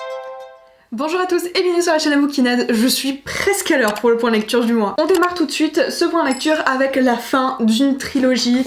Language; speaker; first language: French; native; French